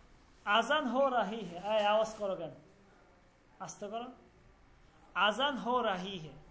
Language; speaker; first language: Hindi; non-native, fluent; Bangla